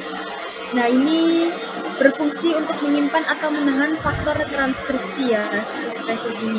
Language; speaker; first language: Indonesian; native; Indonesian